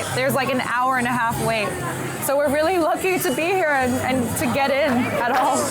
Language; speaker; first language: English; native; English